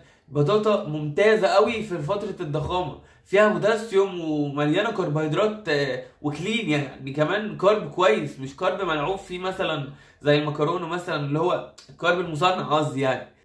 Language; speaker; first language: Arabic; native; Arabic